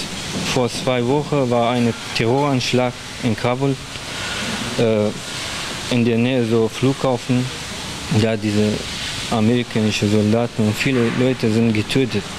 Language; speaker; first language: German; non-native, learner; Persian